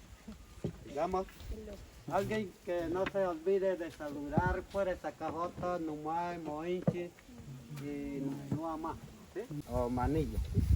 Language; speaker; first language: Spanish; non-native, local second language; Ticuna